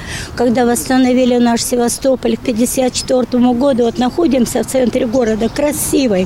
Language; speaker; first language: Russian; native; Russian